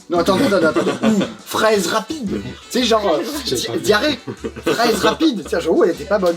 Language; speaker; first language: French; native; French